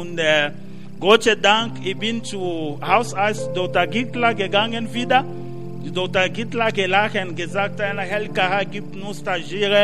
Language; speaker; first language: German; non-native, learner; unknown